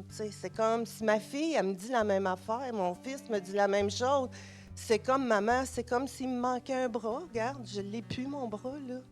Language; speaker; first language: French; native; French